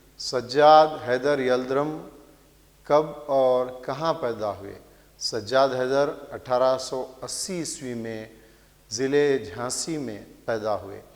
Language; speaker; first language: Urdu; native; Urdu